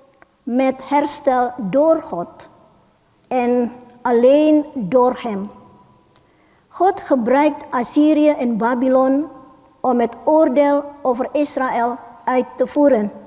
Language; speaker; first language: Dutch; non-native, fluent; Indonesian